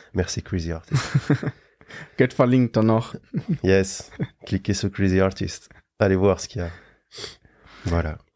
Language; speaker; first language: French; native; French